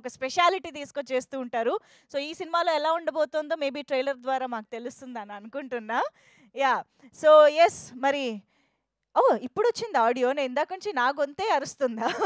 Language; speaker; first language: Telugu; native; Telugu